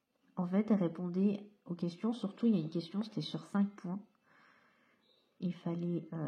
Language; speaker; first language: French; native; French